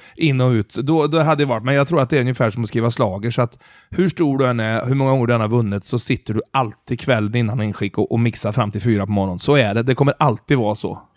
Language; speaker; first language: Swedish; native; Swedish